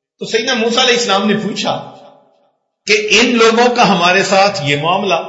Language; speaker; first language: Urdu; non-native, local second language; Punjabi